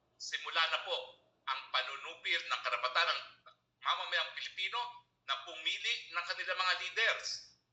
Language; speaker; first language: Filipino; native; Filipino